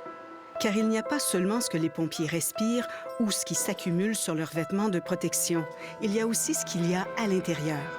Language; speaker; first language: French; native; French